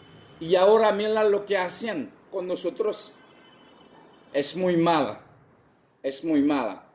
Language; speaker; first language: Spanish; non-native, local second language; Haitian Creole